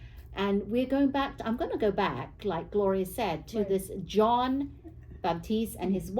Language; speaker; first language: English; native; English